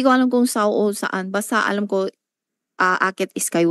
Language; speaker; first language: Filipino; non-native, learner; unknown